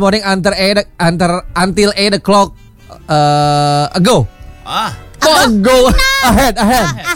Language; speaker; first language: English; non-native, learner; Indonesian